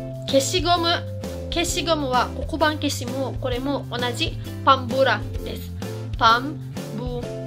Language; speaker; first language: Japanese; non-native, fluent; Filipino